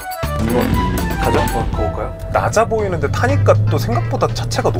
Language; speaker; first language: Korean; native; Korean